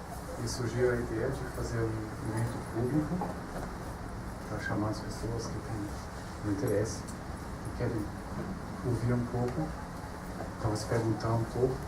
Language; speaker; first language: Portuguese; non-native, fluent; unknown